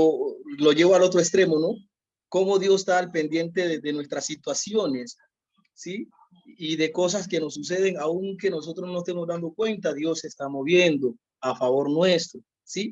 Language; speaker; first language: Spanish; native; Spanish